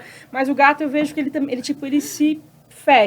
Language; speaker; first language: Portuguese; native; Portuguese